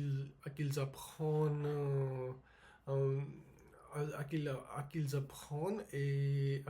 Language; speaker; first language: French; non-native, learner; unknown